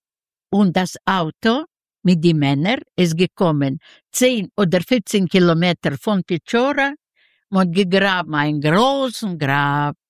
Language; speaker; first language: German; non-native, learner; Yiddish